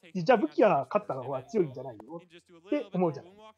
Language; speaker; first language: Japanese; native; Japanese